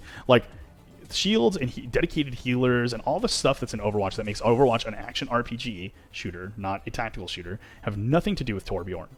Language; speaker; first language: English; native; English